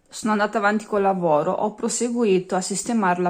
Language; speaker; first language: Italian; native; Italian